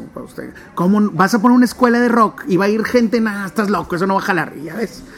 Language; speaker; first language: Spanish; non-native, local second language; English